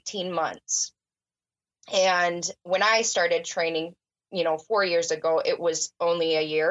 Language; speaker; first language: English; native; English